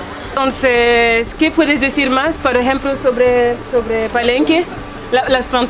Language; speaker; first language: Spanish; non-native, learner; French